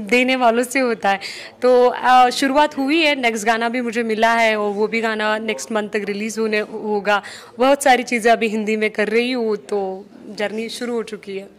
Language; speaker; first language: Hindi; non-native, local second language; Marathi